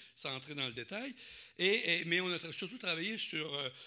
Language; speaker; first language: French; native; French